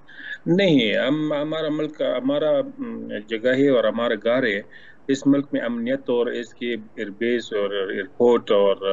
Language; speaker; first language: Hindi; non-native, learner; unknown